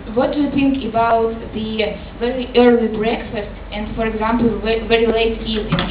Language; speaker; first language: English; non-native, learner; Russian